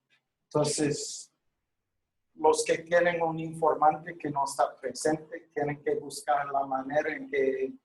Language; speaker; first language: Spanish; non-native, fluent; English